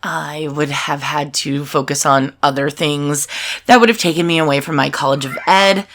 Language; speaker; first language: English; native; English